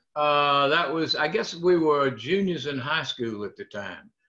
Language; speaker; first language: English; native; English